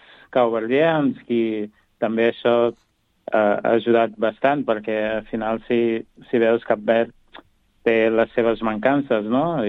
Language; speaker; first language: Catalan; non-native, fluent; Kabuverdianu